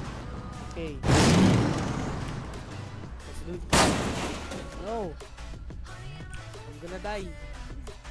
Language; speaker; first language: English; non-native, learner; Filipino